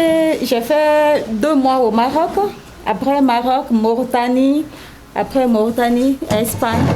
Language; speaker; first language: French; non-native, local second language; Susu